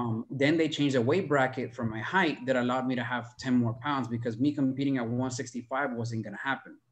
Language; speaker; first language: English; early bilingual, other home language; Spanish